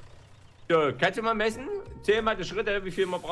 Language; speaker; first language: German; native; German